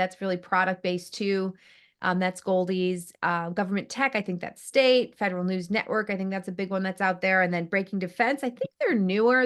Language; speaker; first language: English; native; English